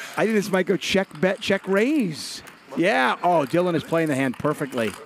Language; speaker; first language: English; native; English